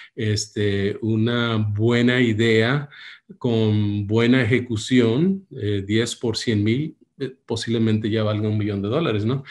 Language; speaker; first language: Spanish; early bilingual, heritage; Spanish